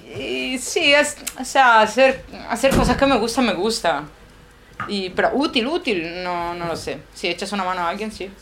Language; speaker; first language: Spanish; non-native, fluent; Italian